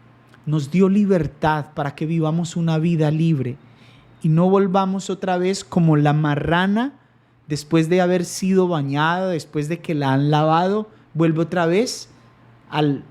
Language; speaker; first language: Spanish; native; Spanish